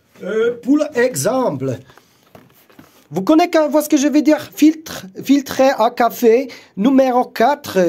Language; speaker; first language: French; non-native, learner; Polish